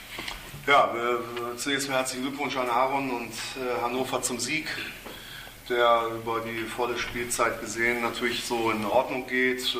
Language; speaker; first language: German; native; German